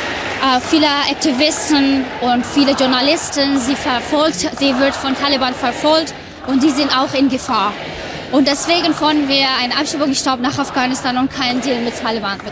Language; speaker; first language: German; non-native, fluent; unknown